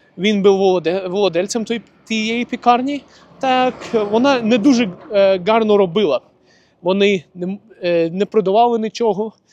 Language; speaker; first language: Ukrainian; non-native, local second language; Russian